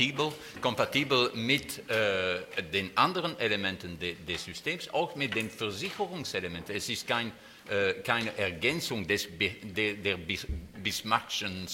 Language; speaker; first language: German; non-native, fluent; French